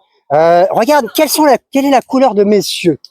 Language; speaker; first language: French; native; French